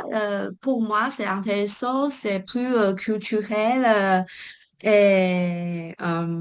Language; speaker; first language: French; non-native, fluent; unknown